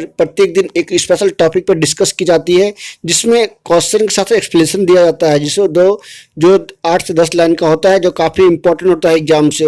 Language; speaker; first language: Hindi; native; Hindi